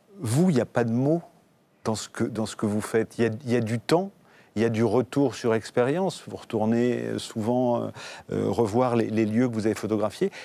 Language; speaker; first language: French; native; French